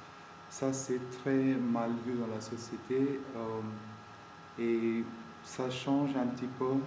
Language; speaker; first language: French; non-native, fluent; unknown